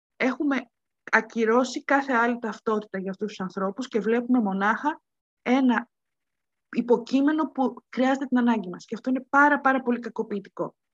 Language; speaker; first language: Greek; native; Greek